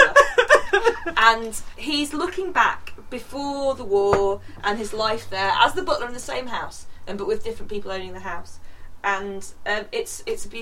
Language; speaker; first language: English; native; English